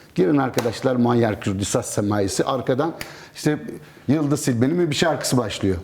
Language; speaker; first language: Turkish; native; Turkish